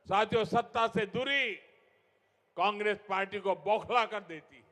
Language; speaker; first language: Hindi; non-native, local second language; Gujarati